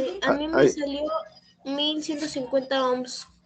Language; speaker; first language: Spanish; native; Spanish